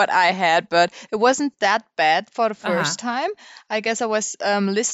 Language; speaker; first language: English; non-native, fluent; German